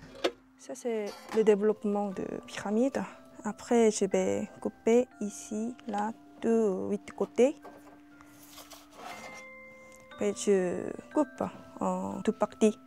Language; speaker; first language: French; non-native, learner; Korean